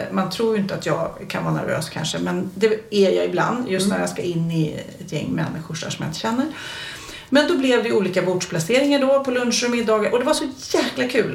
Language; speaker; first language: Swedish; native; Swedish